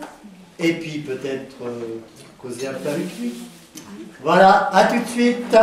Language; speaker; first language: French; native; French